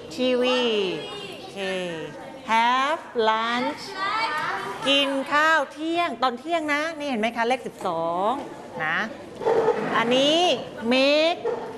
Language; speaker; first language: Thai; native; Thai